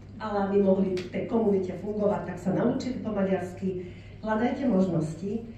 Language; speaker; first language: Slovak; non-native, local second language; Hungarian